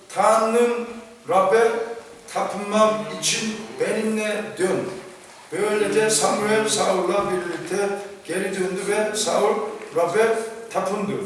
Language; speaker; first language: Turkish; non-native, fluent; Korean